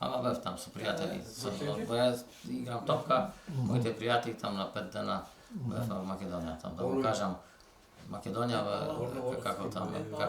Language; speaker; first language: Macedonian; early bilingual, heritage; Polish